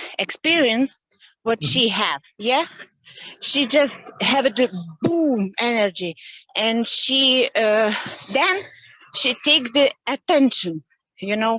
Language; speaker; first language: English; non-native, learner; Lithuanian